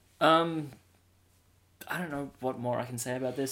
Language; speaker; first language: English; native; English